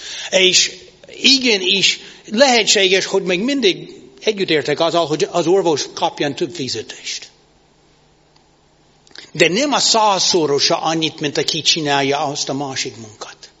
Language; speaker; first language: Hungarian; non-native, fluent; English